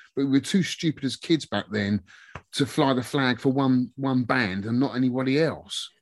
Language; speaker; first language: English; native; English